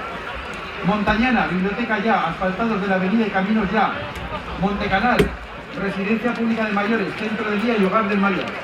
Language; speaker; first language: Spanish; native; Spanish